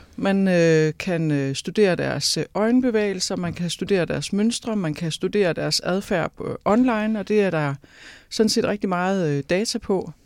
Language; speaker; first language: Danish; native; Danish